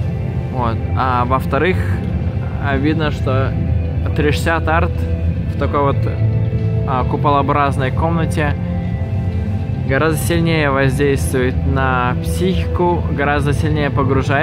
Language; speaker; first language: Russian; native; Russian